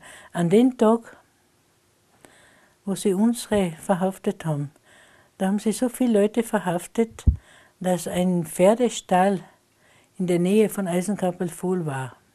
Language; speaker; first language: German; non-native, local second language; Slovenian